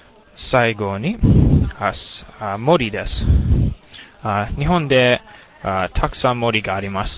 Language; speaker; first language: Japanese; non-native, learner; English